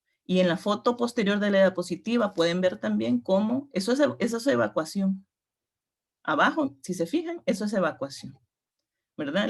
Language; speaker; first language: Spanish; native; Spanish